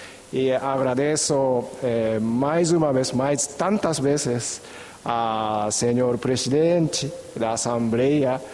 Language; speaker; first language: Portuguese; non-native, fluent; Japanese